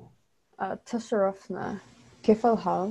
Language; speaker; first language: Arabic; non-native, learner; English